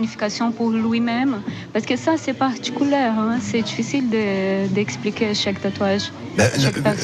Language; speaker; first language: French; non-native, learner; Portuguese